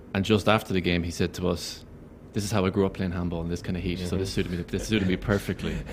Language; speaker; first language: English; native; English